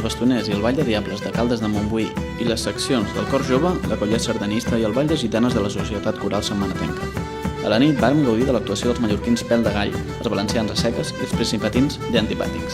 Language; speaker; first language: Catalan; native; Catalan